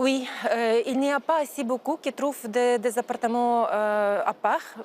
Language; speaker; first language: French; non-native, fluent; Ukrainian